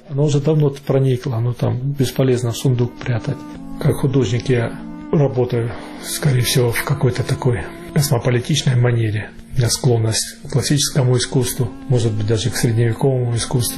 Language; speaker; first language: Russian; native; Russian